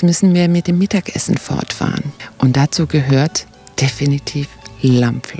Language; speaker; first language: German; native; German